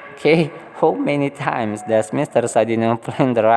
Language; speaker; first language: English; non-native, fluent; Indonesian